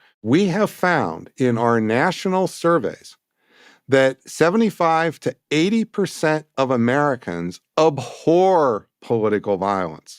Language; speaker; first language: English; native; English